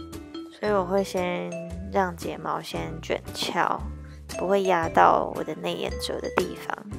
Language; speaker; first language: Chinese; native; Chinese